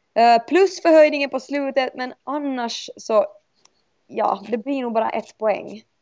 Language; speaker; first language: Swedish; native; Swedish